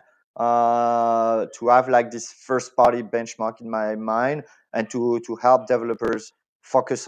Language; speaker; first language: English; non-native, fluent; French